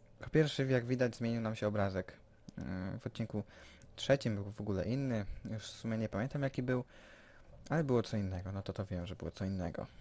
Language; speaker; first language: Polish; early bilingual, heritage; Polish